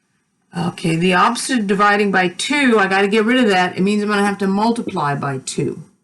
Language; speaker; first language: English; native; English